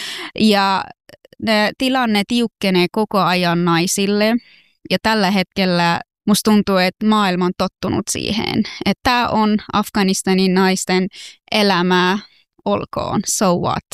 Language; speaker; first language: Finnish; non-native, fluent; Persian